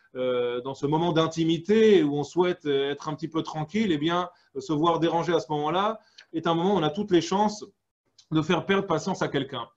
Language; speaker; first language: French; native; French